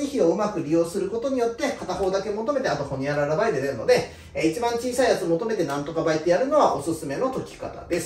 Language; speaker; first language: Japanese; native; Japanese